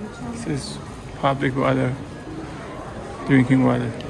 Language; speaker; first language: English; non-native, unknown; Persian